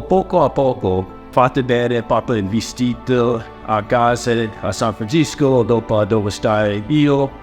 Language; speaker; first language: Italian; early bilingual, heritage; Italian